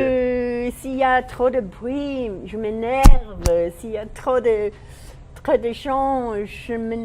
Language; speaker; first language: French; non-native, learner; English